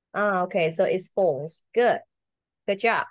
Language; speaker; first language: English; non-native, learner; Vietnamese